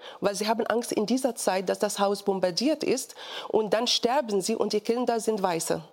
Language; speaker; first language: German; non-native, fluent; Arabic